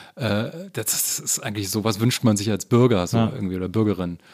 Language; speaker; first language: German; native; German